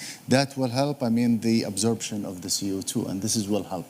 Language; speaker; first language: English; non-native, fluent; Arabic